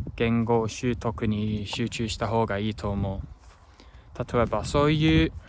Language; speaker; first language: Japanese; non-native, fluent; English